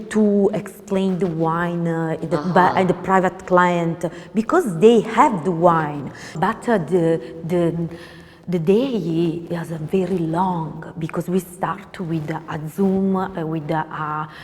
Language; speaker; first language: English; non-native, learner; Italian